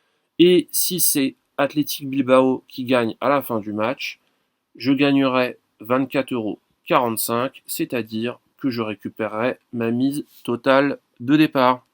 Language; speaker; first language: French; native; French